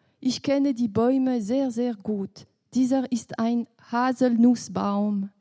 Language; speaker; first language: German; non-native, local second language; French